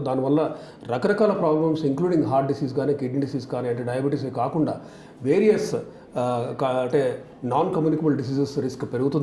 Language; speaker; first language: Telugu; native; Telugu